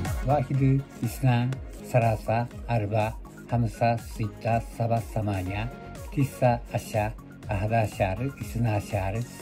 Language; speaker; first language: Arabic; non-native, learner; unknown